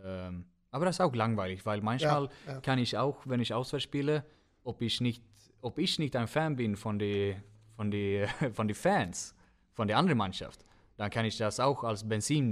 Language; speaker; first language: German; non-native, fluent; Swedish